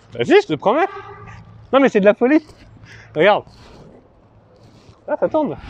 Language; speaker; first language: French; native; French